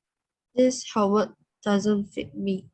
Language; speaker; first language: English; non-native, learner; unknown